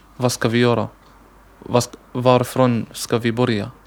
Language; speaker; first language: Swedish; non-native, learner; Arabic